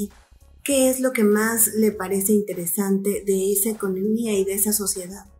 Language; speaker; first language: Spanish; native; Spanish